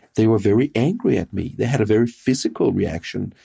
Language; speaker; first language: English; non-native, fluent; Danish